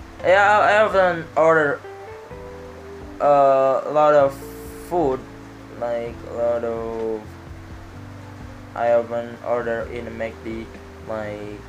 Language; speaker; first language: English; non-native, learner; Indonesian